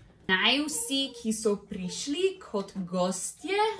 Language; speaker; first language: Slovenian; non-native, learner; English